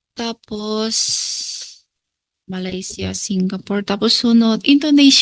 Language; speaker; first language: Filipino; early bilingual, other home language; Chinese